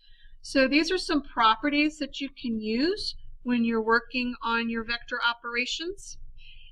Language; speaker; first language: English; native; English